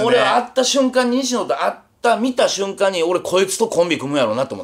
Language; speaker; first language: Japanese; native; Japanese